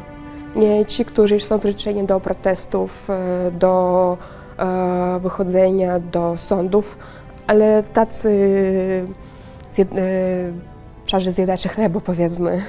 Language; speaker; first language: Polish; non-native, fluent; Russian